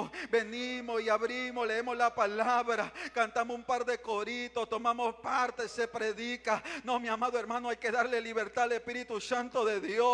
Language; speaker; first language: Spanish; native; Spanish